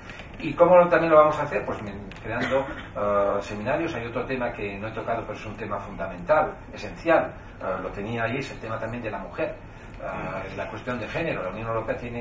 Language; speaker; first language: Spanish; native; Spanish